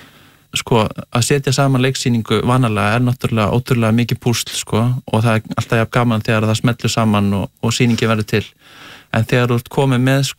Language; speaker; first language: Icelandic; native; Icelandic